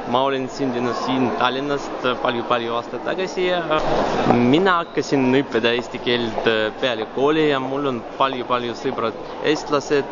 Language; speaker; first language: Estonian; non-native, local second language; Russian